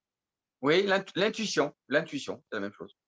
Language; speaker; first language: French; native; French